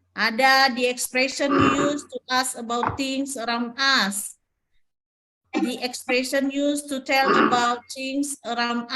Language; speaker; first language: English; non-native, learner; Indonesian